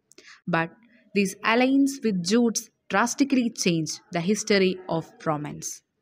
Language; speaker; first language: English; non-native, local second language; Malayalam